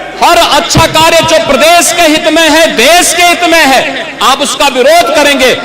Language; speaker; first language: Hindi; native; Hindi